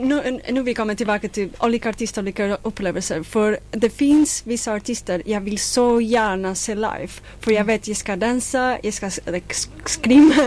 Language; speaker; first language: Swedish; non-native, fluent; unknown